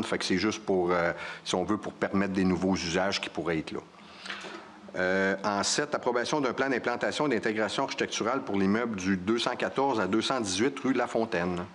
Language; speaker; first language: French; native; French